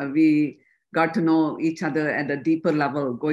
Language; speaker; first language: English; non-native, local second language; Tamil